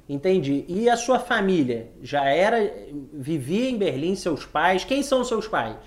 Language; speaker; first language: Portuguese; native; Portuguese